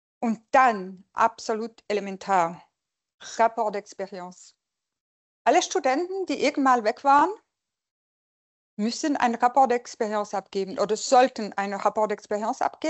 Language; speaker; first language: German; non-native, local second language; French